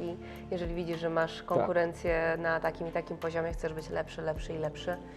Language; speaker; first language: Polish; native; Polish